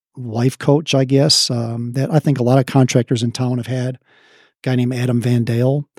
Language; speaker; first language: English; native; English